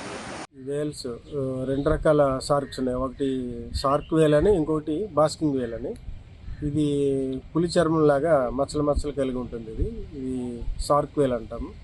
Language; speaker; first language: Telugu; native; Telugu